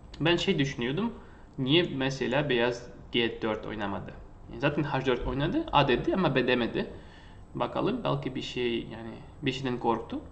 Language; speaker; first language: Turkish; non-native, fluent; Russian